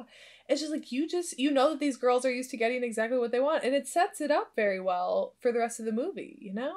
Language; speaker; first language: English; native; English